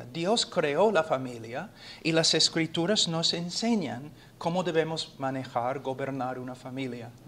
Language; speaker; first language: Spanish; non-native, fluent; English